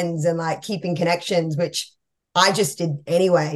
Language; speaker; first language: English; native; English